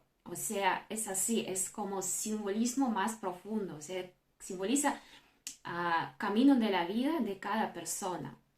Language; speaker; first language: Spanish; non-native, fluent; Russian